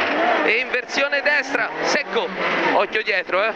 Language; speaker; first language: Italian; native; Italian